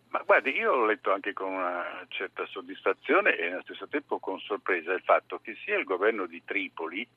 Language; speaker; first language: Italian; native; Italian